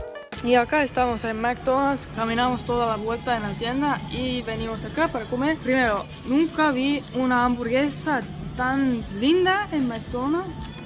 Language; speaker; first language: Spanish; non-native, fluent; Estonian